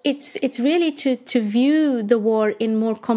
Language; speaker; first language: English; non-native, local second language; Bangla